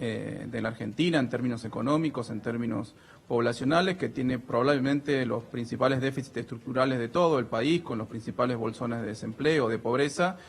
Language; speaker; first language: Spanish; native; Spanish